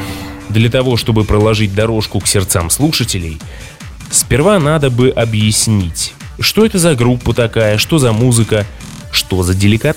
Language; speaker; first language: Russian; native; Russian